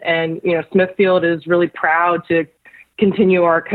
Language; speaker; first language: English; native; English